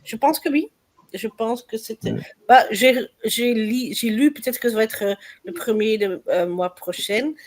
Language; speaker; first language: French; non-native, learner; Dutch